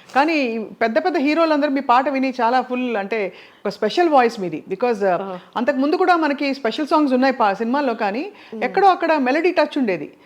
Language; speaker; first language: Telugu; native; Telugu